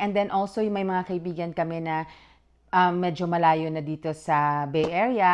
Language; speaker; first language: Filipino; native; Filipino